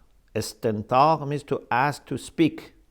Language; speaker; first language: English; non-native, fluent; Persian